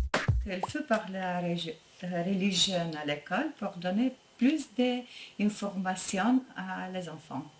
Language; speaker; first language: French; non-native, learner; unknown